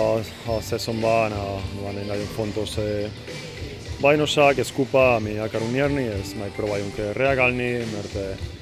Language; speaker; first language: Hungarian; non-native, learner; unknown